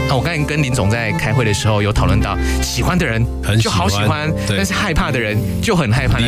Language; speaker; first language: Chinese; native; Chinese